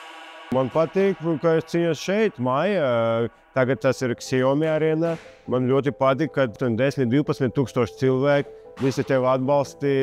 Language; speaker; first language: Latvian; non-native, local second language; Russian